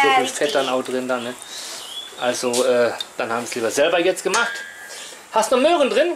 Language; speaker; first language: German; native; German